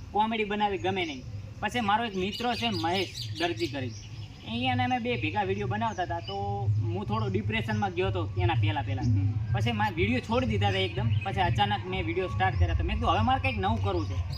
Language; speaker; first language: Gujarati; native; Gujarati